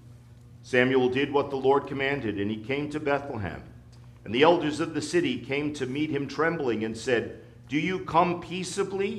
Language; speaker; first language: English; native; English